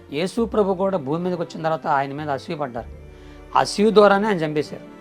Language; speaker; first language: Telugu; non-native, local second language; Koya